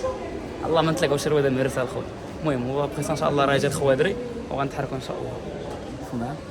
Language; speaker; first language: Arabic; native; Arabic